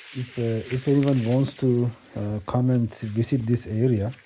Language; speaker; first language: English; non-native, local second language; Sinhala